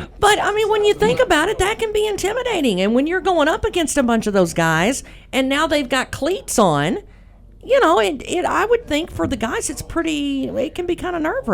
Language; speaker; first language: English; native; English